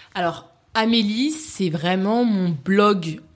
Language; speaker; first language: French; native; French